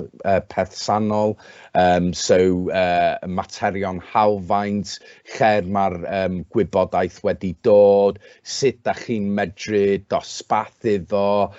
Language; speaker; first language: Welsh; non-native, local second language; English